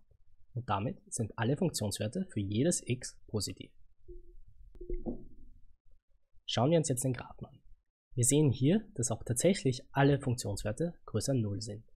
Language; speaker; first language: German; native; German